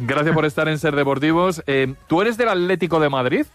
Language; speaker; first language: Spanish; native; Spanish